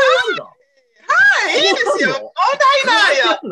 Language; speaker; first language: Japanese; non-native, learner; English